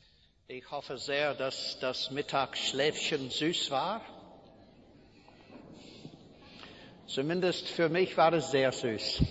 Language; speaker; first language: German; non-native, fluent; English